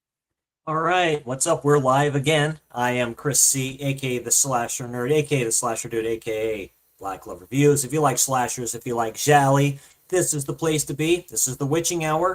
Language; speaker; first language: English; native; English